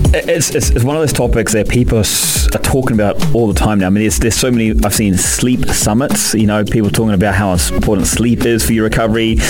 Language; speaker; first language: English; native; English